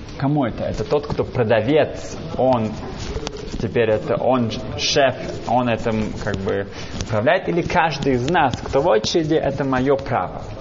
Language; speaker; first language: Russian; early bilingual, heritage; Russian